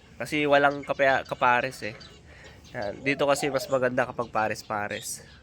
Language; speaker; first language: Filipino; non-native, local second language; Iloko